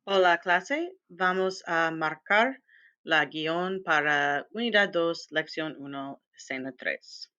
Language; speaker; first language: Spanish; non-native, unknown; English